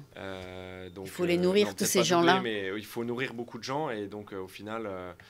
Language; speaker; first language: French; native; French